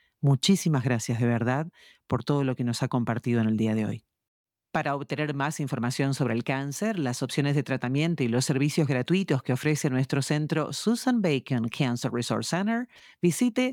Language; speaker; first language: Spanish; native; Spanish